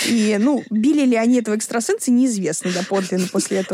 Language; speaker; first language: Russian; native; Russian